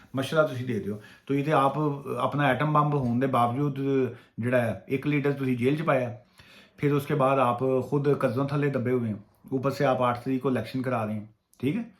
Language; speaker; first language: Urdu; non-native, local second language; Punjabi